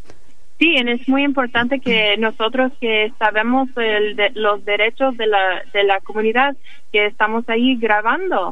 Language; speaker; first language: Spanish; early bilingual, heritage; English